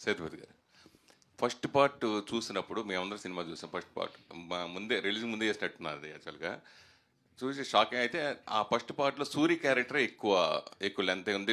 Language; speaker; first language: Telugu; native; Telugu